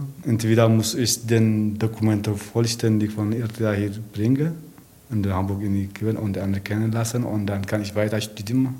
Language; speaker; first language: German; non-native, learner; Tigrinya